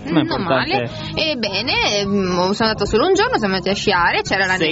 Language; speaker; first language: Italian; native; Italian